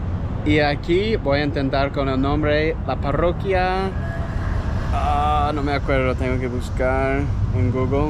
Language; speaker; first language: Spanish; non-native, fluent; English